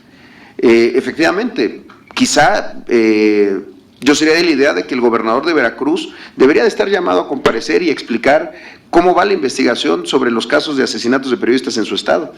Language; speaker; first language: Spanish; native; Spanish